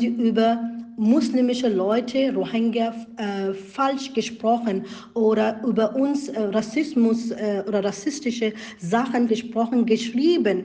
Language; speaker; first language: German; non-native, learner; Rohingya